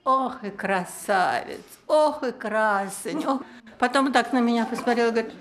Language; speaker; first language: Czech; non-native, learner; Russian